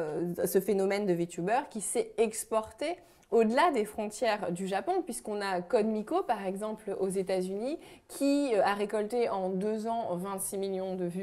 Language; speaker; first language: French; native; French